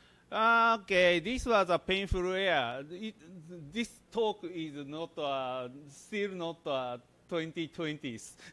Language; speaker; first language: English; non-native, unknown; Japanese